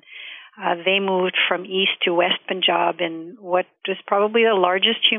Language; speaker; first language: English; non-native, local second language; Urdu